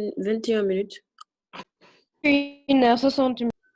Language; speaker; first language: French; non-native, local second language; Wolof